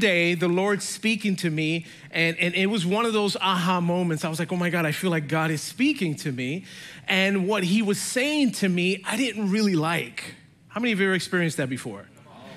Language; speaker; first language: English; native; English